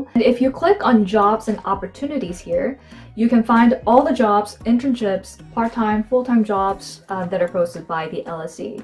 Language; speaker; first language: English; non-native, fluent; Korean